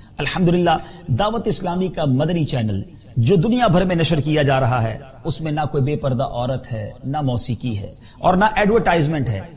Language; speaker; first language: Urdu; native; Urdu